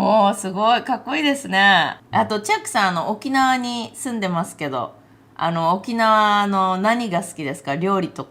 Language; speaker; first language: Japanese; native; Japanese